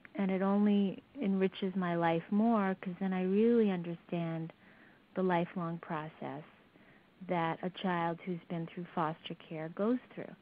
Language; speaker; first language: English; native; English